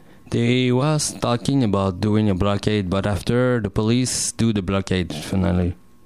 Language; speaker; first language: English; non-native, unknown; French